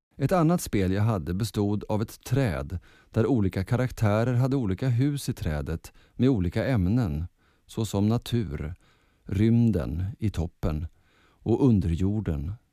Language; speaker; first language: Swedish; early bilingual, other home language; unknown